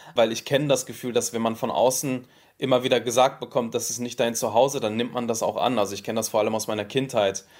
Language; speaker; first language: German; native; German